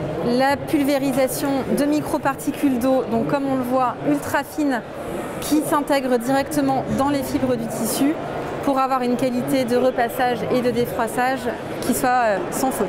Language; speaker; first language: French; native; French